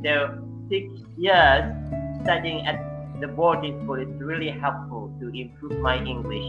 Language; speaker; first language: English; non-native, fluent; Indonesian